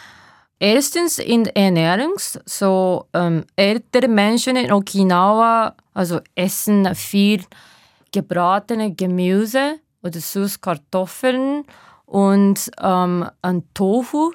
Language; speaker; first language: German; non-native, fluent; Japanese